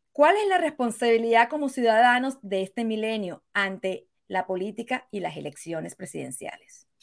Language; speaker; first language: Spanish; native; Spanish